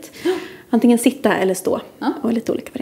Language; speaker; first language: Swedish; native; Swedish